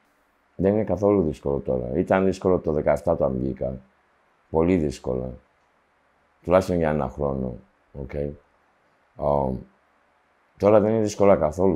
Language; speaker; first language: Greek; early bilingual, heritage; Greek